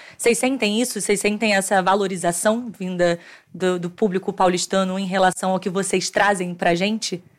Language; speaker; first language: Portuguese; native; Portuguese